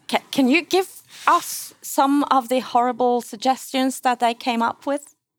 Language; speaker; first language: English; non-native, fluent; Norwegian